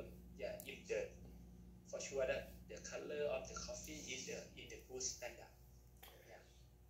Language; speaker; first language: English; non-native, learner; Thai